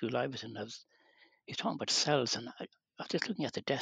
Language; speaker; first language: English; native; English